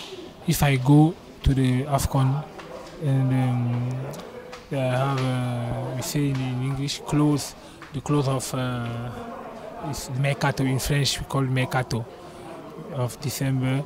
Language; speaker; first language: English; non-native, learner; French